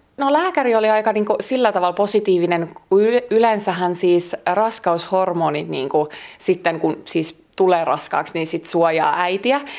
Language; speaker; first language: Finnish; native; Finnish